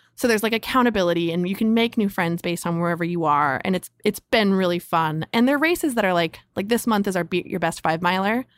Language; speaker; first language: English; native; English